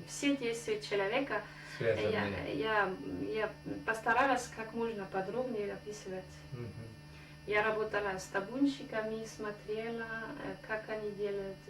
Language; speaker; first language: Russian; non-native, fluent; French